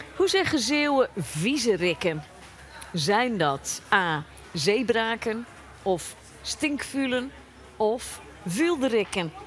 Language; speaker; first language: Dutch; native; Dutch